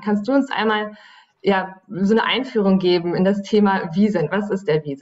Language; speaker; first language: German; native; German